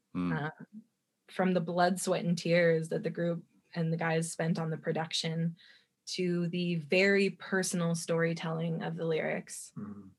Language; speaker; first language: English; native; English